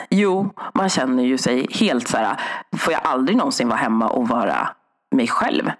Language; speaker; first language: Swedish; early bilingual, other home language; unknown